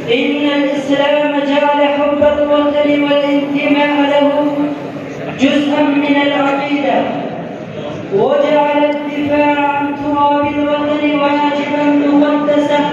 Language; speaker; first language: Arabic; non-native, learner; Urdu